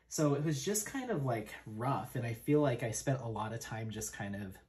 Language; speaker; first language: English; native; English